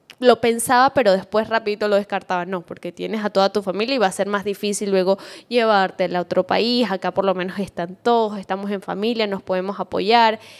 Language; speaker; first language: Spanish; native; Spanish